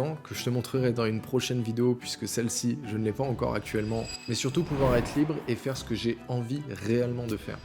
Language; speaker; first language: French; native; French